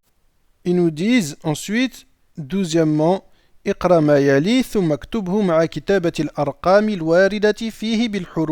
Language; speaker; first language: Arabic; non-native, fluent; French